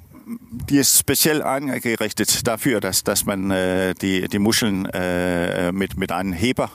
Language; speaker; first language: German; non-native, learner; Danish